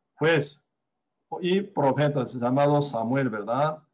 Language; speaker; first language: Spanish; non-native, fluent; Korean